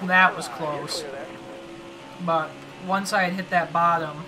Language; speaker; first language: English; native; English